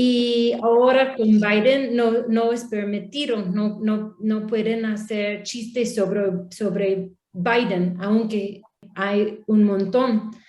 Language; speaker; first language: Spanish; non-native, learner; English